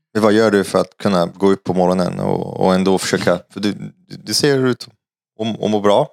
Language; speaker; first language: Swedish; non-native, fluent; French